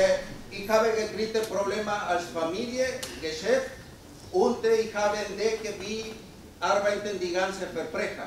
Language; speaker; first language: German; non-native, learner; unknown